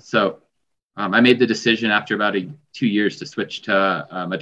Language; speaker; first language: English; native; English